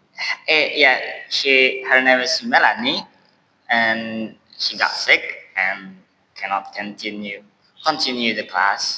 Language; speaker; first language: English; non-native, learner; Indonesian